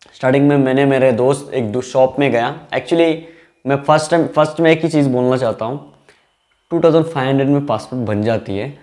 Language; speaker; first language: Hindi; non-native, local second language; Bangla